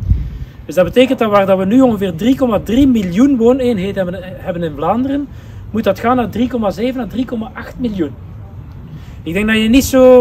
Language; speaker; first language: Dutch; native; Dutch